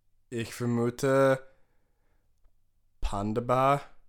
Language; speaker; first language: German; non-native, learner; English